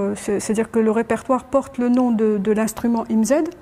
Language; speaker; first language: French; non-native, local second language; Arabic